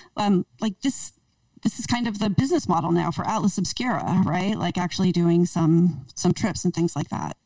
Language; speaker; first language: English; native; English